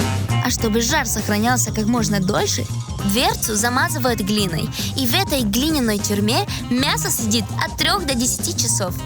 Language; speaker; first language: Russian; native; Russian